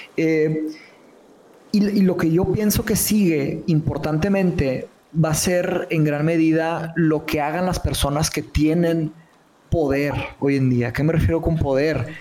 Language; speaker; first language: Spanish; early bilingual, other home language; Portuguese